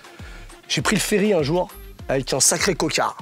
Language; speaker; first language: French; native; French